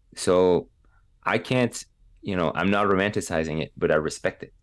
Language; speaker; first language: English; non-native, fluent; French